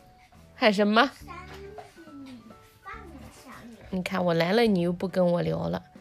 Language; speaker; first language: Chinese; native; Chinese